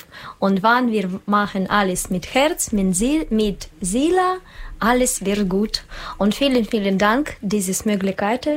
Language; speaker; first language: German; non-native, learner; Russian